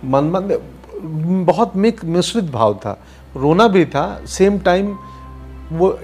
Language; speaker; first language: Hindi; native; Hindi